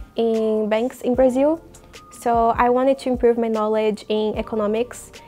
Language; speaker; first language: English; non-native, fluent; Portuguese